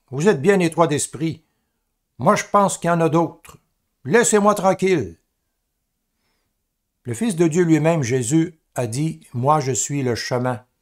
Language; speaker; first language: French; native; French